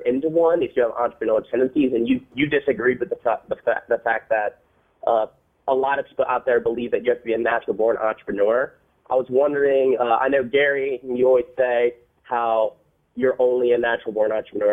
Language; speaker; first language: English; native; English